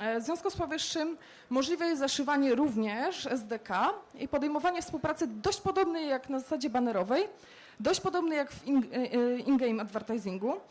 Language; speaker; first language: Polish; native; Polish